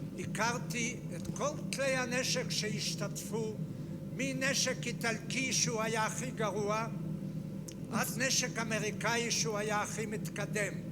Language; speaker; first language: Hebrew; non-native, fluent; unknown